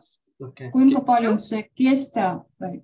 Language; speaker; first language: Finnish; non-native, learner; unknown